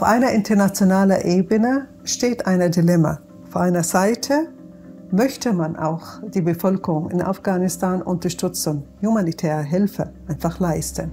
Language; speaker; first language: German; non-native, fluent; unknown